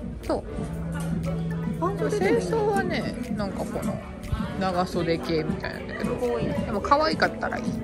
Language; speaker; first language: Japanese; native; Japanese